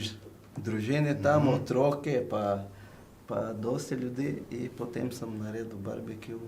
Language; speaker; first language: Slovenian; non-native, fluent; Portuguese